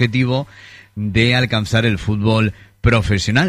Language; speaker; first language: Spanish; native; Spanish